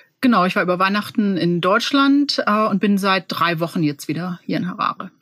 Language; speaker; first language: German; native; German